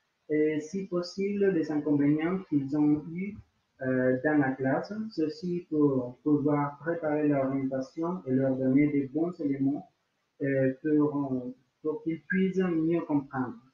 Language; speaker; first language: French; non-native, learner; Spanish